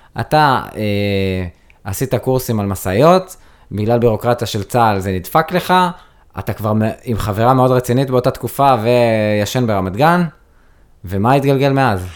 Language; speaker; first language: Hebrew; native; Hebrew